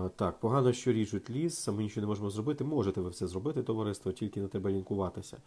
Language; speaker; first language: Ukrainian; native; Ukrainian